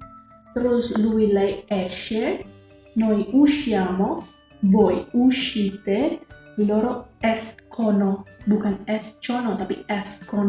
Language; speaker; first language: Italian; non-native, fluent; Indonesian